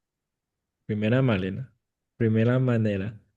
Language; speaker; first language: Spanish; non-native, fluent; Chinese